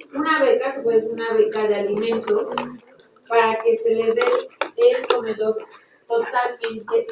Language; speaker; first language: Spanish; native; Spanish